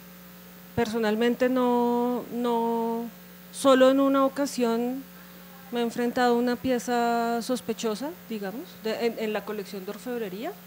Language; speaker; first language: Spanish; native; Spanish